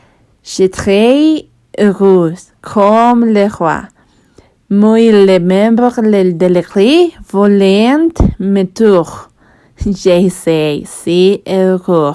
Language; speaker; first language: French; non-native, learner; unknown